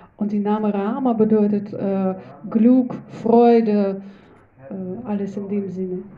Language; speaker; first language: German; non-native, learner; Russian